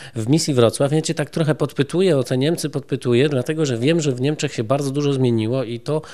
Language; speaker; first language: Polish; native; Polish